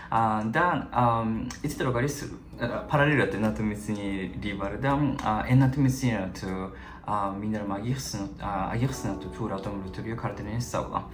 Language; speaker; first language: Georgian; non-native, fluent; Japanese